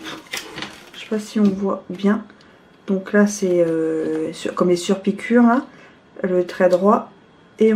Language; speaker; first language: French; native; French